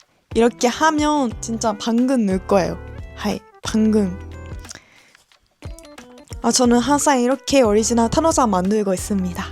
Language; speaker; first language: Korean; non-native, learner; Japanese